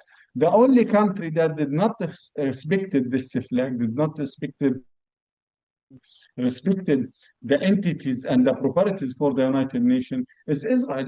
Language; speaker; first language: English; non-native, fluent; Arabic